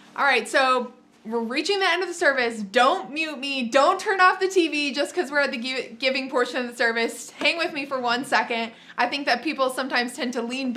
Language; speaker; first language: English; native; English